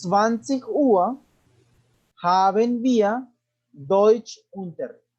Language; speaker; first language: German; non-native, fluent; Spanish